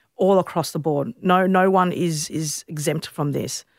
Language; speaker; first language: English; native; English